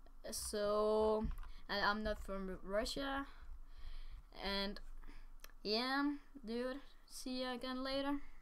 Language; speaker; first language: English; non-native, learner; Danish